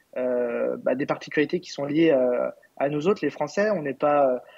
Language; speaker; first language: French; native; French